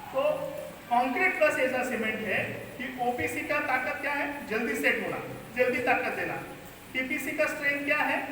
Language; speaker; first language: Hindi; non-native, local second language; Marathi